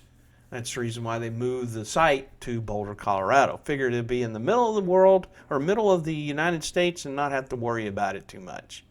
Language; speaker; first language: English; native; English